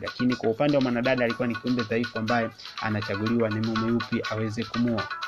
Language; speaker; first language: Swahili; native; Swahili